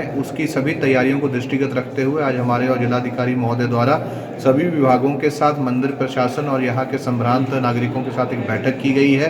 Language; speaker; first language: Hindi; native; Hindi